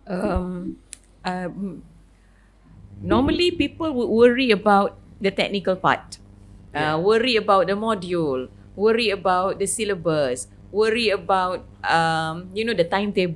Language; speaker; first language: English; non-native, fluent; Malay